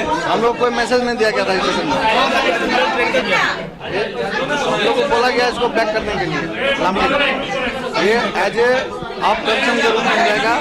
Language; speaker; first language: Hindi; non-native, local second language; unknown